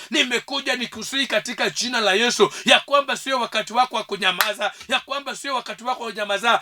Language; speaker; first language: Swahili; non-native, local second language; Luo (Kenya and Tanzania)